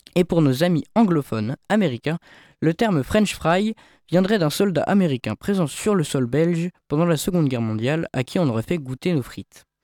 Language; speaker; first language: French; native; French